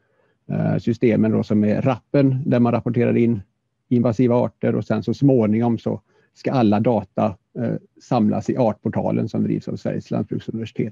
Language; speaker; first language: Swedish; native; Swedish